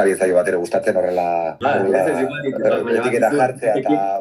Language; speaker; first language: Basque; native; Basque